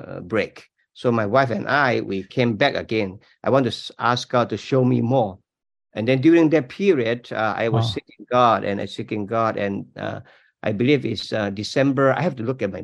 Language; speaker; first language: English; non-native, local second language; Min Nan Chinese